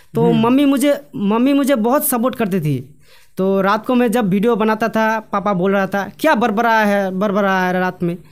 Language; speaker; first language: Hindi; non-native, local second language; Bangla